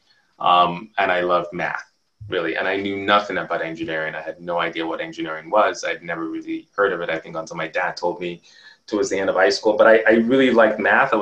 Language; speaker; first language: English; non-native, local second language; Yoruba